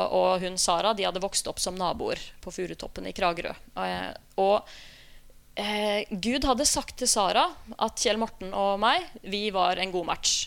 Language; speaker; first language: Norwegian; native; Norwegian